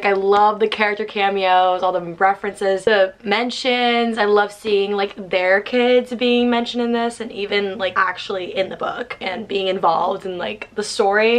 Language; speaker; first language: English; native; English